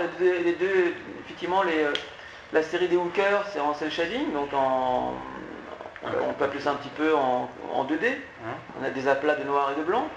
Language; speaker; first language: French; native; French